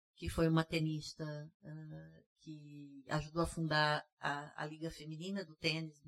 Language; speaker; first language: Portuguese; early bilingual, heritage; English